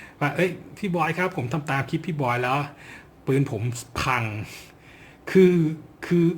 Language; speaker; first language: Thai; native; Thai